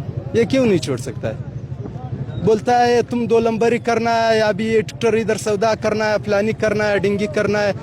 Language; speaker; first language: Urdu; non-native, learner; Pashto